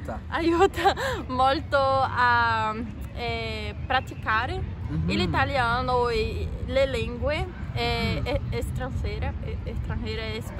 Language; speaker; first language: Italian; non-native, learner; Portuguese